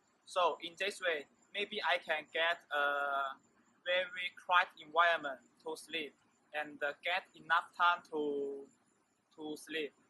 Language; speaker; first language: English; non-native, learner; Chinese